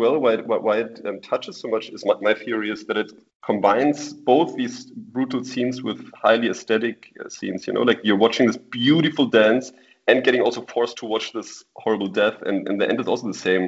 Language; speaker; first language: English; non-native, fluent; German